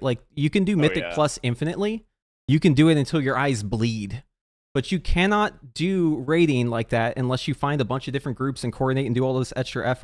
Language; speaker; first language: English; native; English